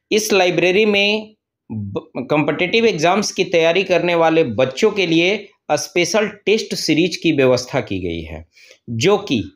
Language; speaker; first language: Hindi; native; Hindi